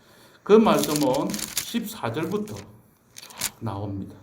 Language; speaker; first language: Korean; native; Korean